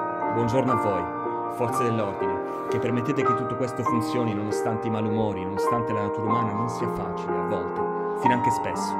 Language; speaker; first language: Italian; native; Italian